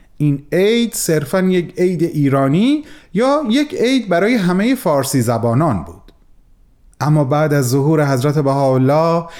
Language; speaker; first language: Persian; native; Persian